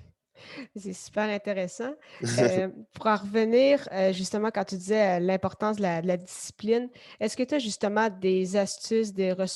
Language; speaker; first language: French; native; French